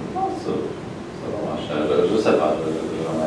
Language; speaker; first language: French; non-native, learner; Polish